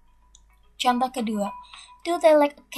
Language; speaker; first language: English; non-native, fluent; Indonesian